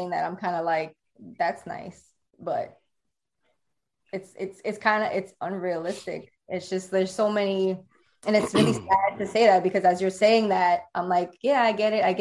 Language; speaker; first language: English; native; English